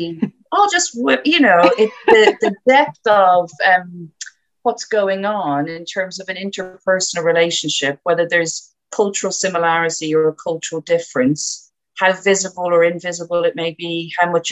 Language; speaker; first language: English; native; English